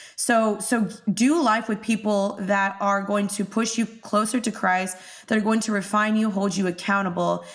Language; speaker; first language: English; native; English